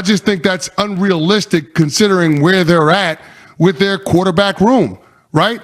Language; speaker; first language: English; native; English